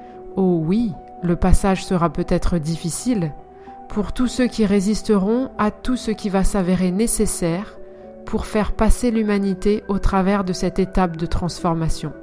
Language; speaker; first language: French; native; French